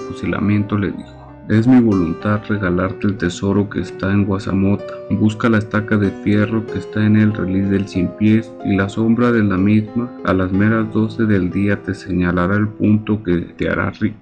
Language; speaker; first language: Spanish; native; Spanish